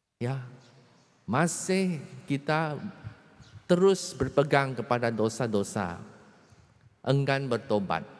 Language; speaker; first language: Malay; non-native, local second language; Chinese